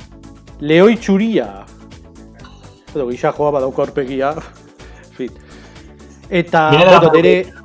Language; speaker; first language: Basque; non-native, local second language; Spanish